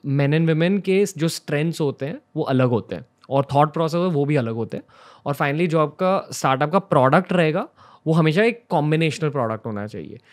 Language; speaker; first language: Hindi; native; Hindi